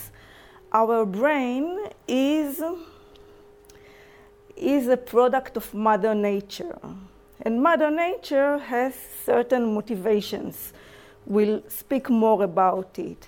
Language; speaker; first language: English; non-native, fluent; Hebrew